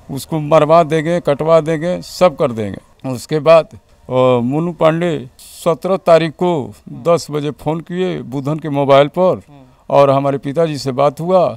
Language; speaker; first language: Hindi; native; Hindi